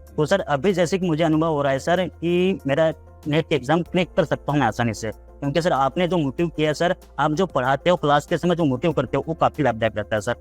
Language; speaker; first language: Hindi; native; Hindi